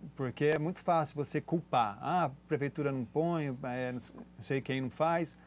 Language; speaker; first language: Portuguese; native; Portuguese